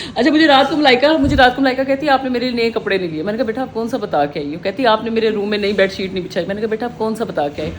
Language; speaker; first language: Urdu; native; Urdu